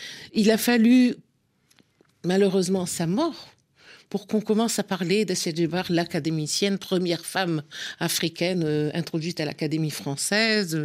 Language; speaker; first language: French; non-native, local second language; Arabic